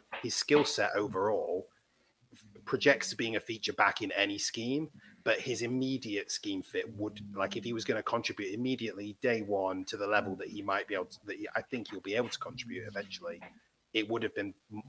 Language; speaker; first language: English; native; English